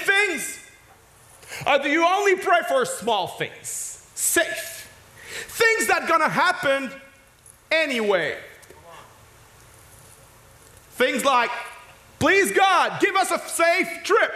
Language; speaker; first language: English; non-native, fluent; French